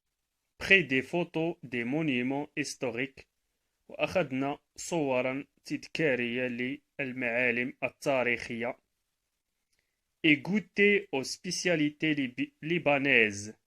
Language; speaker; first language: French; non-native, local second language; Arabic